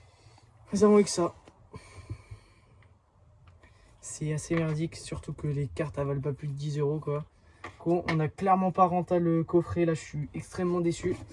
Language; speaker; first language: French; native; French